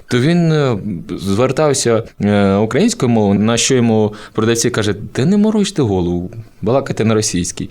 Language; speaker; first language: Ukrainian; native; Ukrainian